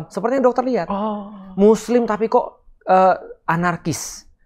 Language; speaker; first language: Indonesian; native; Indonesian